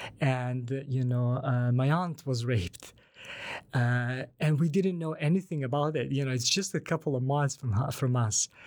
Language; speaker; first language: English; non-native, fluent; Bosnian